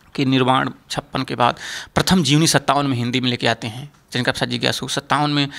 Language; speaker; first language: Hindi; native; Hindi